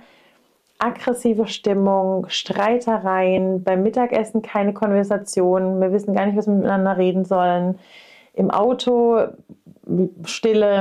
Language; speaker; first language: German; native; German